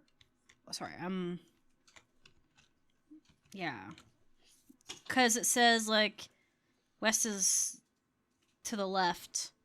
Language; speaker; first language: English; native; English